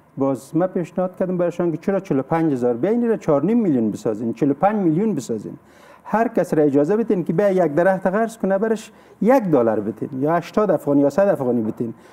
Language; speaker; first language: Persian; native; Persian